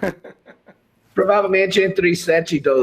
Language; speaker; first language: Portuguese; non-native, fluent; English